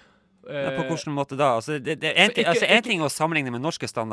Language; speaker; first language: Norwegian; native; Norwegian